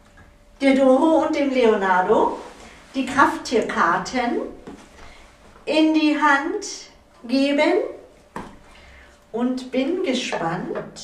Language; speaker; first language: German; native; German